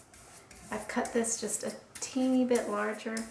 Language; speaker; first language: English; native; English